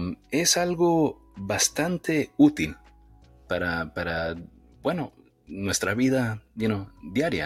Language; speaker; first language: Spanish; early bilingual, heritage; Spanish